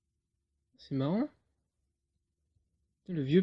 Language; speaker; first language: French; native; French